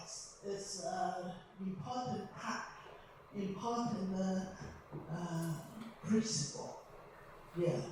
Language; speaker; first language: English; non-native, learner; Chinese